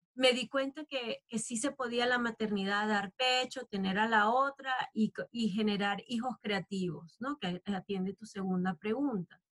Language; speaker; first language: Spanish; native; Spanish